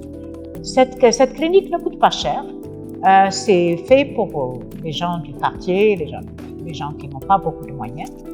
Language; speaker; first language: French; non-native, fluent; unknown